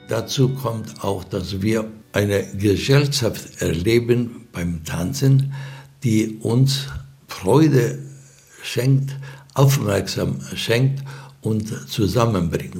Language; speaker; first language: German; non-native, fluent; Greek